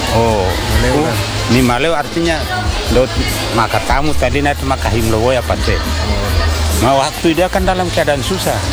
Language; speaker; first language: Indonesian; non-native, local second language; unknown